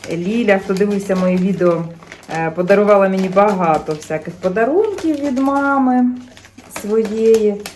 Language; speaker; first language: Ukrainian; native; Ukrainian